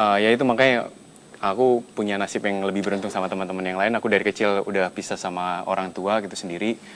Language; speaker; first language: Indonesian; native; Indonesian